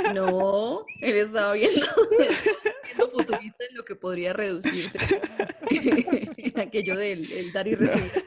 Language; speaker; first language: Spanish; native; Spanish